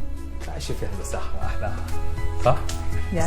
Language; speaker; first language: Arabic; native; Arabic